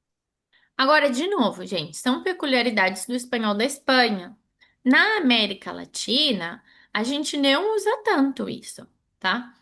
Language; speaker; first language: Portuguese; non-native, fluent; Spanish